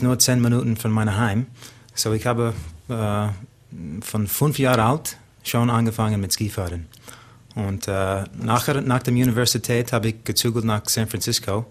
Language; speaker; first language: German; non-native, learner; English